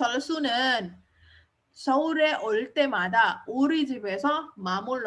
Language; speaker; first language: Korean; non-native, fluent; Indonesian